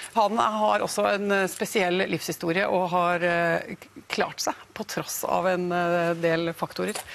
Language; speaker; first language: Norwegian; native; Norwegian